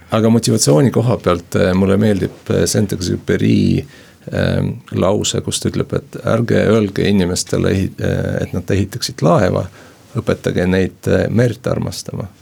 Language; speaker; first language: Estonian; non-native, local second language; Russian